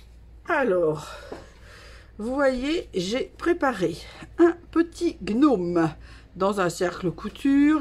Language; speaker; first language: French; native; French